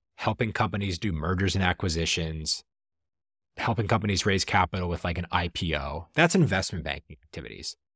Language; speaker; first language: English; native; English